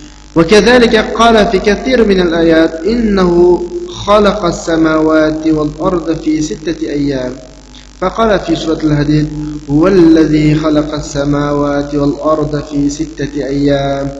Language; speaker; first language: Arabic; non-native, fluent; Uyghur